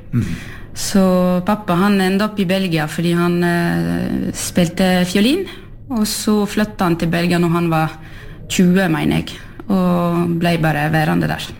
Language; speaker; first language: Norwegian; early bilingual, heritage; French